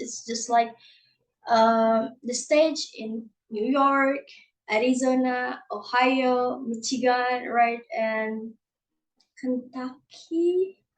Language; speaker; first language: English; non-native, learner; Indonesian